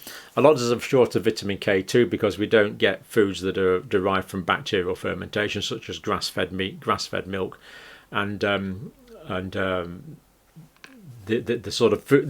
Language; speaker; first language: English; native; English